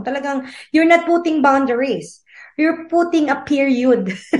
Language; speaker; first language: English; non-native, local second language; Filipino